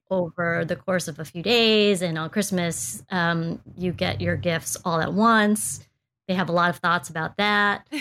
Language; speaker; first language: English; native; English